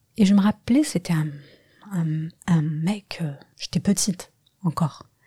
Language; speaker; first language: French; non-native, local second language; Kabyle